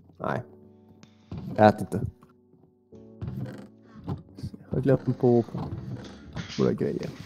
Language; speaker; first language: Swedish; native; Swedish